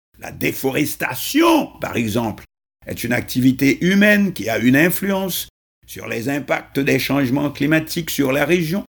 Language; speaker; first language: French; non-native, local second language; Haitian Creole